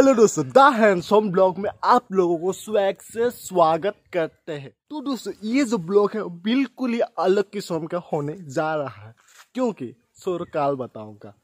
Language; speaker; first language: Hindi; non-native, local second language; Assamese